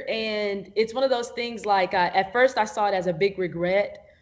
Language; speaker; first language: English; native; English